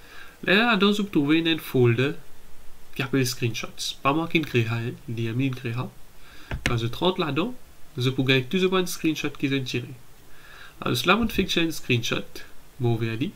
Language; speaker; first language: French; non-native, local second language; Morisyen